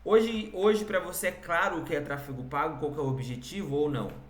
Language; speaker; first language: Portuguese; native; Portuguese